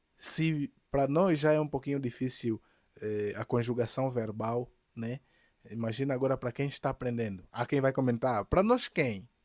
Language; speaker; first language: Portuguese; native; Portuguese